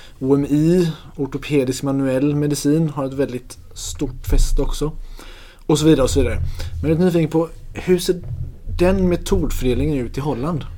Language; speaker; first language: Swedish; native; Swedish